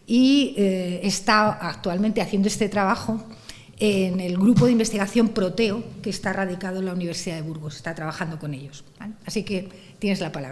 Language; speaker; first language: Spanish; native; Spanish